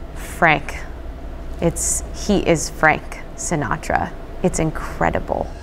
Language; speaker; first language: English; native; English